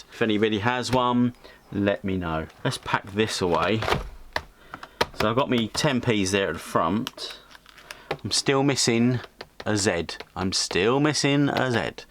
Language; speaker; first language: English; native; English